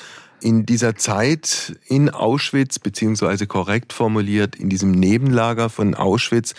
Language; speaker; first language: German; native; German